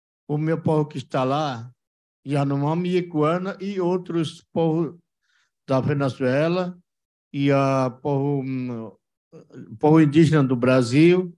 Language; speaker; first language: Portuguese; non-native, local second language; Yanomámi